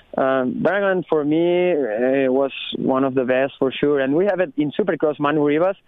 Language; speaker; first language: English; non-native, learner; Spanish